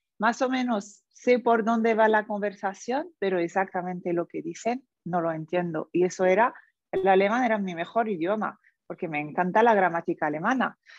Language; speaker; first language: Spanish; non-native, fluent; French